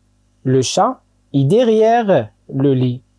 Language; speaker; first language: French; non-native, local second language; Arabic